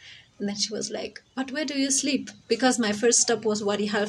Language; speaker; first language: English; non-native, fluent; German